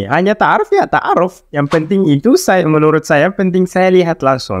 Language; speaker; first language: Indonesian; non-native, local second language; Arabic